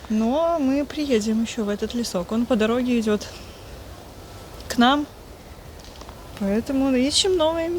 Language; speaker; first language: Russian; native; Russian